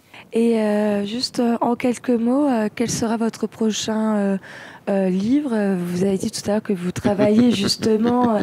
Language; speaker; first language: French; native; French